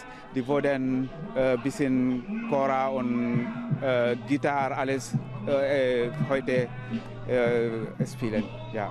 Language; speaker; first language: German; non-native, learner; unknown